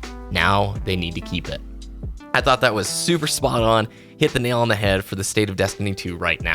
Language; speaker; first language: English; native; English